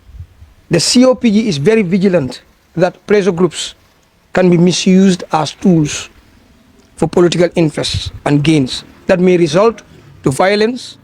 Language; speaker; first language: English; non-native, local second language; Fula